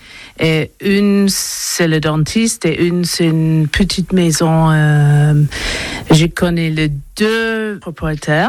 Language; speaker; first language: French; non-native, learner; English